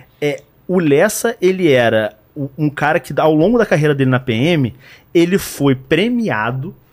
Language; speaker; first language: Portuguese; native; Portuguese